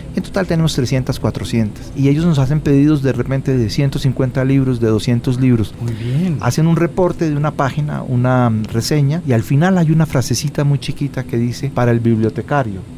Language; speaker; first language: Spanish; native; Spanish